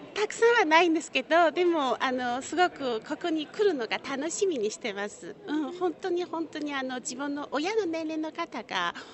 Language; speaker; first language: Japanese; non-native, fluent; Chinese